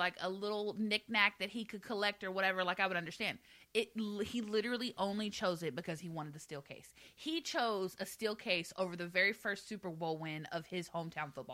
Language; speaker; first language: English; native; English